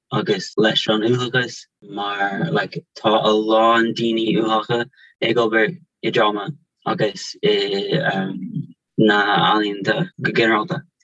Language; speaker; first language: Irish; non-native, local second language; English